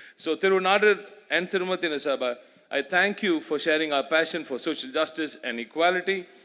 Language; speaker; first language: English; non-native, local second language; Tamil